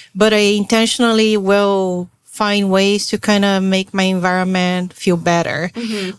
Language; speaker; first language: English; non-native, fluent; Portuguese